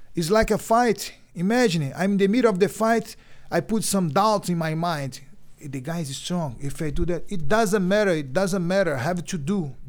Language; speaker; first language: English; non-native, learner; Portuguese